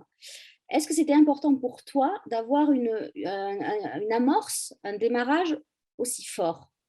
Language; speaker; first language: French; native; French